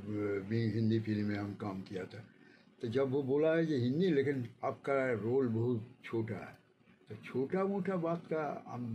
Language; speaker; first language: Hindi; non-native, local second language; Bangla